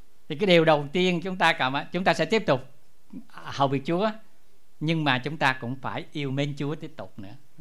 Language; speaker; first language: Vietnamese; native; Vietnamese